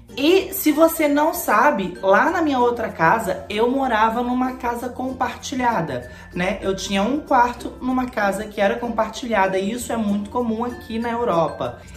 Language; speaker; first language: Portuguese; native; Portuguese